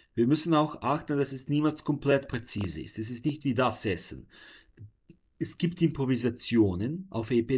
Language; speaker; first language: German; non-native, fluent; Serbian